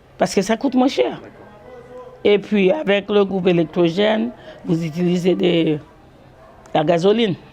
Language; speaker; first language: French; non-native, local second language; Haitian Creole